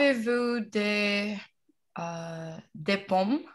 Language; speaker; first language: French; non-native, learner; English